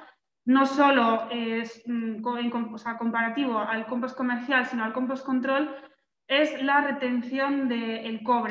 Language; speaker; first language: Spanish; native; Spanish